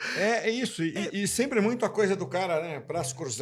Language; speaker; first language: Portuguese; native; Portuguese